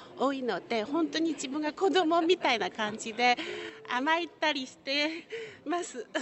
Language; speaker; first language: Japanese; non-native, fluent; Chinese